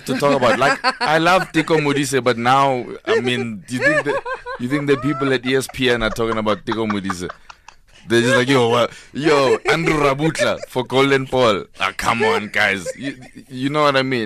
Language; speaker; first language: English; non-native, local second language; Zulu